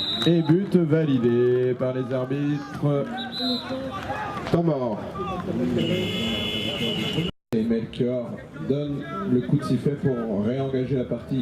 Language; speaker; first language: French; native; French